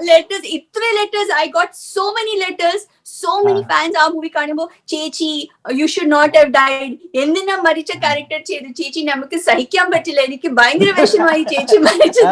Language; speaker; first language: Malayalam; non-native, learner; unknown